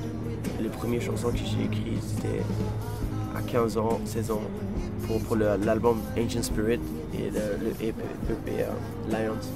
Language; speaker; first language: French; non-native, fluent; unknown